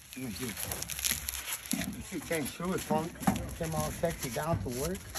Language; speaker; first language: English; native; English